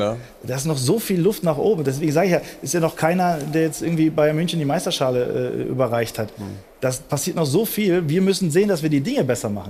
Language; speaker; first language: German; native; German